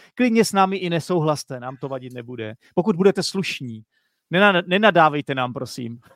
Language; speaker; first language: Czech; native; Czech